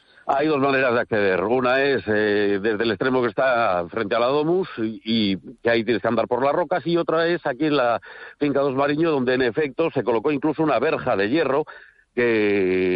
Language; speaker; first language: Spanish; native; Spanish